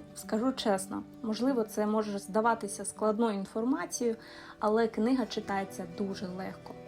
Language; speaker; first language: Ukrainian; non-native, local second language; Russian